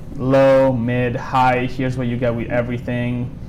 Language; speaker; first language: English; non-native, fluent; Italian